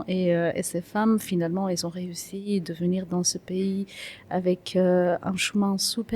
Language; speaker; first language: French; non-native, fluent; Kurdish